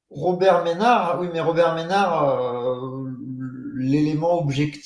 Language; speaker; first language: French; native; French